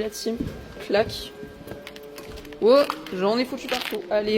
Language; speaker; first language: French; native; French